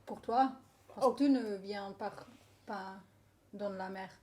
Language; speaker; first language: French; non-native, learner; English